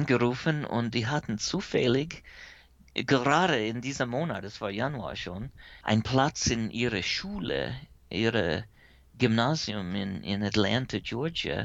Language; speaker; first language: German; early bilingual, heritage; English